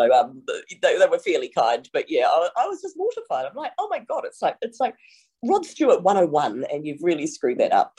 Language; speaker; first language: English; native; English